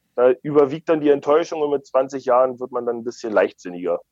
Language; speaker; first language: German; native; German